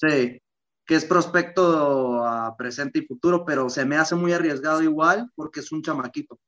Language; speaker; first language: Spanish; native; Spanish